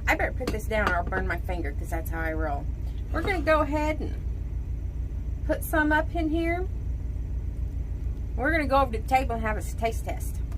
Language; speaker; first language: English; native; English